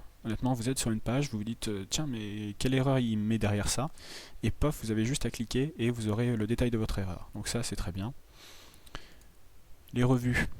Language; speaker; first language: French; native; French